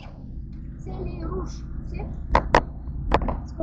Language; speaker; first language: French; non-native, learner; Russian